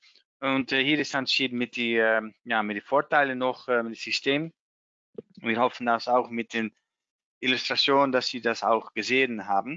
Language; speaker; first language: German; non-native, learner; Dutch